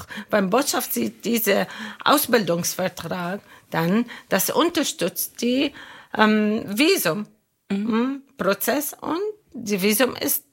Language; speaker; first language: German; non-native, local second language; Arabic